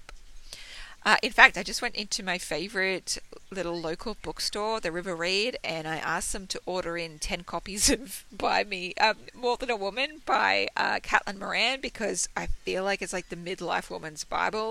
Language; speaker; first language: English; native; English